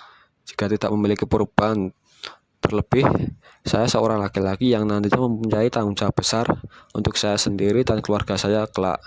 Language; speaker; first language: Indonesian; native; Indonesian